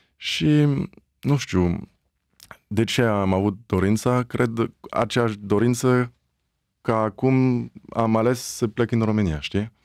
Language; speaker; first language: Romanian; early bilingual, heritage; French